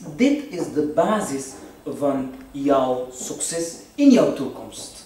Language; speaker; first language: Dutch; non-native, learner; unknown